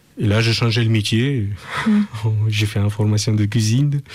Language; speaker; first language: French; non-native, learner; Russian